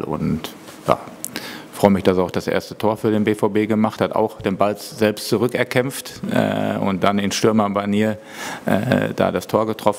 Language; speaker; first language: German; native; German